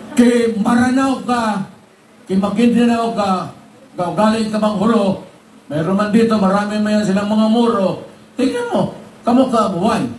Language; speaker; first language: Filipino; non-native, local second language; Cebuano